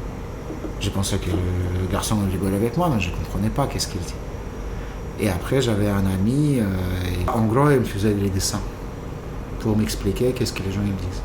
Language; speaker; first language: French; non-native, fluent; Russian